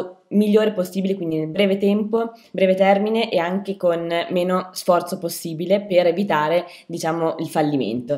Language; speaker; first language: Italian; native; Italian